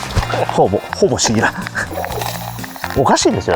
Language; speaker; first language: Japanese; native; Japanese